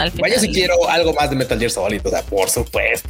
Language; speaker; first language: Spanish; native; Spanish